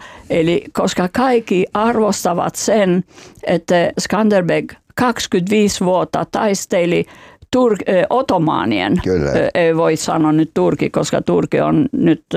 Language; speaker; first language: Finnish; non-native, fluent; Albanian